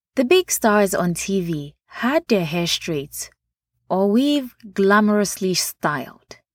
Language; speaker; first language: English; non-native, local second language; Yoruba